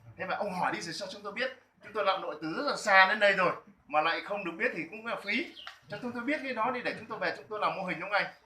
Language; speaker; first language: Vietnamese; native; Vietnamese